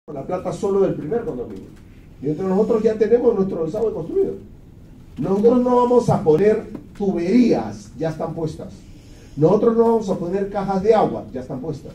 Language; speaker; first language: Spanish; native; Spanish